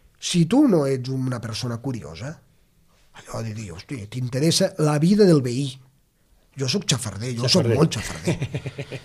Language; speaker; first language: Catalan; native; Catalan